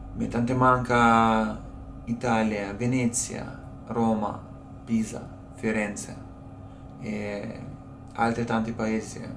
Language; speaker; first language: Italian; non-native, learner; Russian